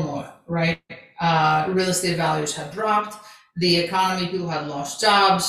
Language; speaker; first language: English; early bilingual, other home language; Greek